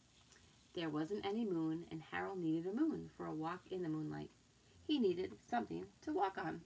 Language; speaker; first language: English; native; English